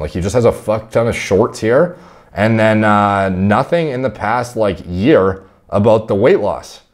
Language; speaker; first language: English; native; English